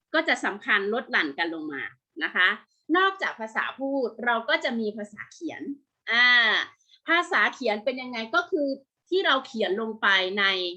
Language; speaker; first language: Thai; native; Thai